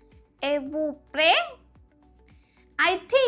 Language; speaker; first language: French; non-native, learner; Gujarati